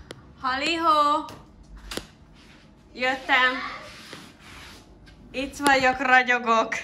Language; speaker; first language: Hungarian; early bilingual, heritage; English